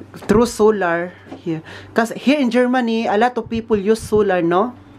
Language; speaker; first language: English; non-native, local second language; Filipino